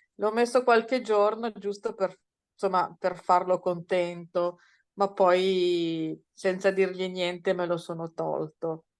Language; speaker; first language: Italian; native; Italian